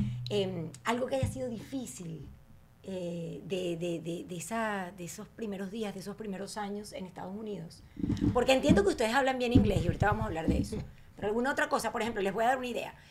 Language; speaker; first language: Spanish; native; Spanish